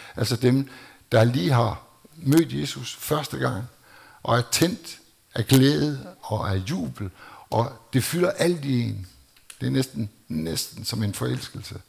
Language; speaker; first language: Danish; native; Danish